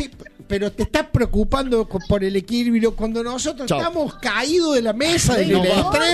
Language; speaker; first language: Spanish; native; Spanish